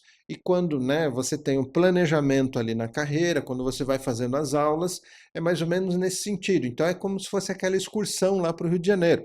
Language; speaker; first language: Portuguese; native; Portuguese